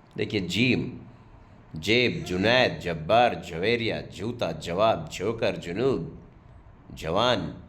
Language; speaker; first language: Urdu; native; Urdu